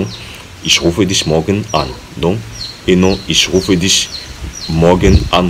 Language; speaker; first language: German; non-native, learner; French